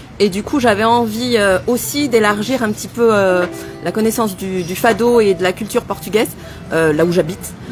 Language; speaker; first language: French; native; French